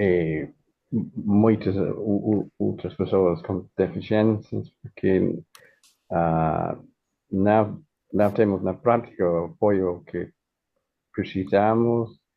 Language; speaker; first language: Portuguese; non-native, fluent; Italian